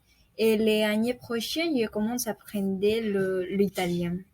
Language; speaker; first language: French; non-native, learner; Spanish